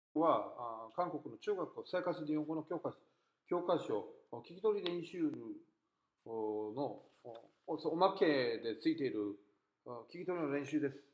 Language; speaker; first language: Japanese; non-native, fluent; Korean